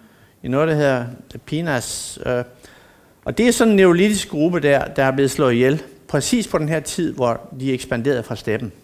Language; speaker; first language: Danish; native; Danish